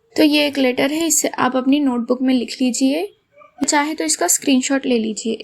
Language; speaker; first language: Hindi; non-native, local second language; Telugu